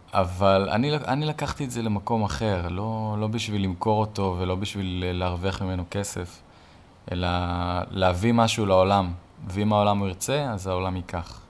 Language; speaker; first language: Hebrew; native; Hebrew